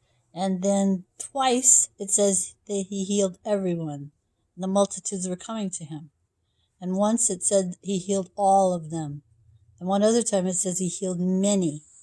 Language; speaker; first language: English; native; English